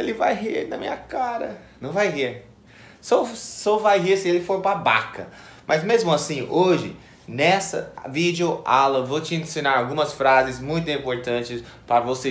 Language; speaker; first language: Portuguese; non-native, fluent; English